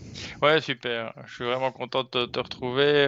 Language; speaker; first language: French; native; French